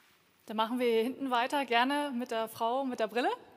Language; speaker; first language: German; native; German